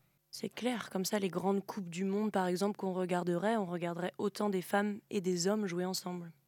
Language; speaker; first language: French; native; French